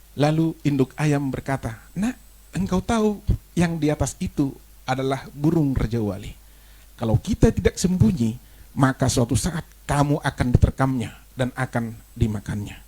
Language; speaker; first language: Indonesian; non-native, local second language; Batak Toba